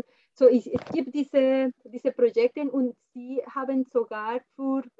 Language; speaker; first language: German; non-native, fluent; Spanish